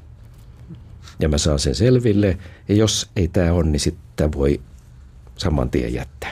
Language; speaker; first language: Finnish; native; Finnish